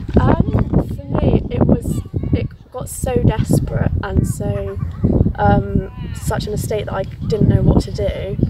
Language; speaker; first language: English; native; English